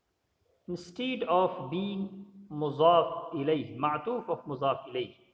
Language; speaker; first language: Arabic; non-native, fluent; Urdu